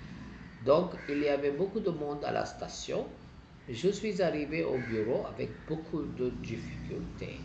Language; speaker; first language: French; non-native, fluent; Tamil